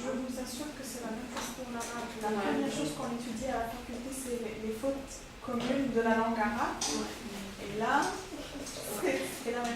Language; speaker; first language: French; non-native, fluent; Arabic